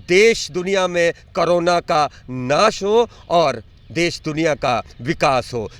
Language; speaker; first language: Hindi; non-native, local second language; Punjabi